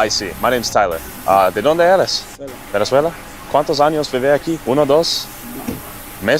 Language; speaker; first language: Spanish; non-native, learner; English